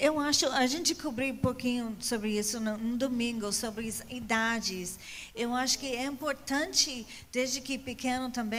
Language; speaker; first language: Portuguese; non-native, fluent; English